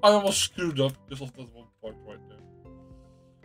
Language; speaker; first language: English; non-native, fluent; Dutch